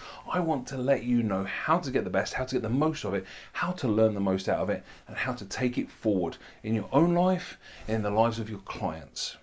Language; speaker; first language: English; native; English